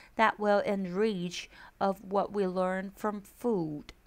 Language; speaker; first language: English; non-native, fluent; Chinese